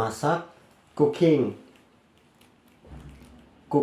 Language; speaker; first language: English; non-native, learner; Indonesian